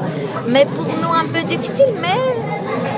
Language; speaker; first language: French; non-native, learner; Armenian